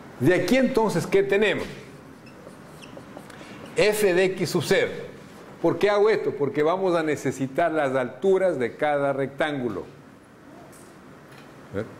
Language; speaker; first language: Spanish; native; Spanish